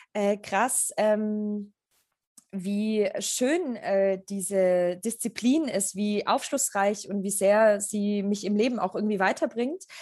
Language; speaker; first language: German; early bilingual, other home language; Polish